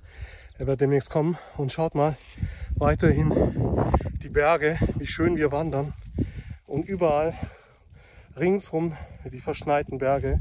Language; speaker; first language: German; native; German